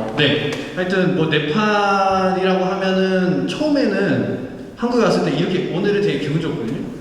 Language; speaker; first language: Korean; non-native, fluent; Nepali